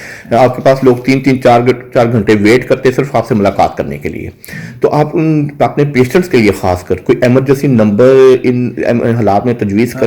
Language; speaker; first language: Urdu; native; Urdu